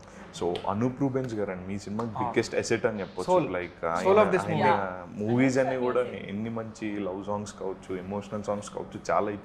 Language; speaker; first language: Telugu; native; Telugu